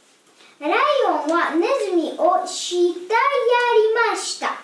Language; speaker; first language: Japanese; non-native, learner; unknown